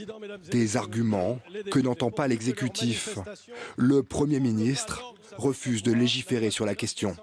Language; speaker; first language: French; native; French